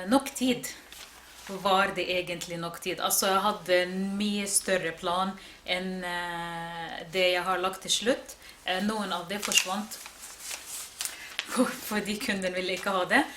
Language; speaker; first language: Norwegian; non-native, fluent; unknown